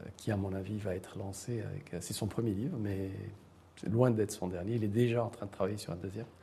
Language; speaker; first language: French; non-native, local second language; Arabic